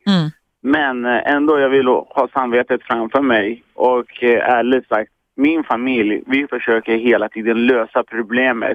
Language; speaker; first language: Swedish; early bilingual, other home language; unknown